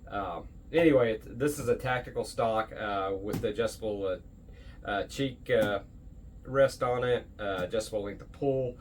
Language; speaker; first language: English; native; English